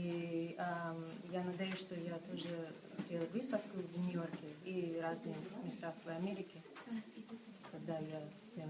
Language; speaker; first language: Russian; non-native, learner; English